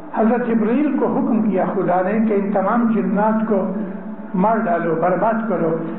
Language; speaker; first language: Urdu; non-native, local second language; Punjabi